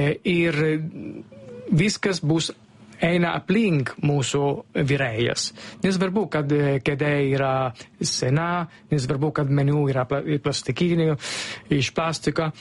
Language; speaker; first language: Lithuanian; non-native, learner; Italian